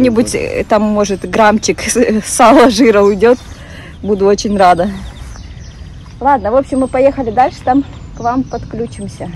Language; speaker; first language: Russian; native; Russian